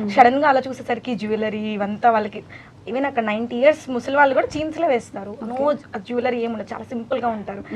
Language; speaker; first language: Telugu; native; Telugu